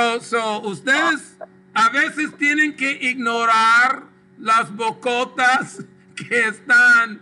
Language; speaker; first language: Spanish; non-native, local second language; English